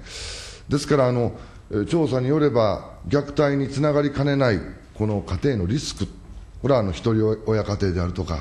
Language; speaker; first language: Japanese; native; Japanese